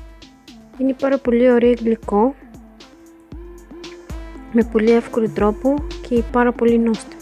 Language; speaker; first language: Greek; non-native, learner; Arabic